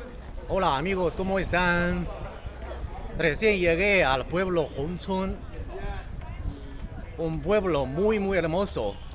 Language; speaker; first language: Spanish; non-native, fluent; Chinese